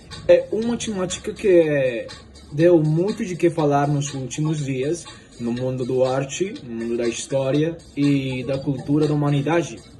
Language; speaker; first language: Portuguese; non-native, fluent; Spanish